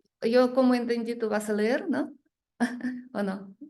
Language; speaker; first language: Spanish; non-native, learner; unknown